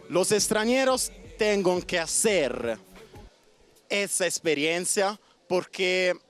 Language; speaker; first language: Spanish; non-native, learner; Italian